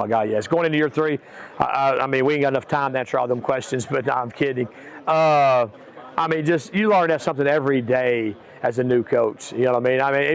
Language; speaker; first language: English; native; English